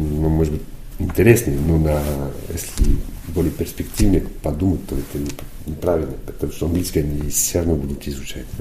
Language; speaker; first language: Russian; non-native, fluent; French